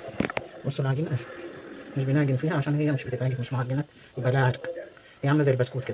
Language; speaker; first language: Arabic; native; Arabic